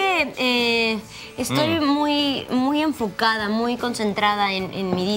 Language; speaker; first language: Portuguese; non-native, learner; Spanish